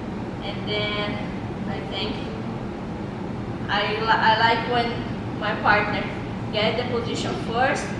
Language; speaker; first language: English; non-native, learner; Portuguese